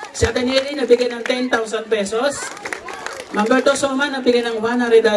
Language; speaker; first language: Filipino; native; Filipino